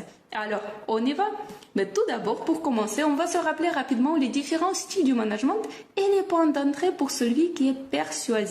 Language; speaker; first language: French; non-native, fluent; Russian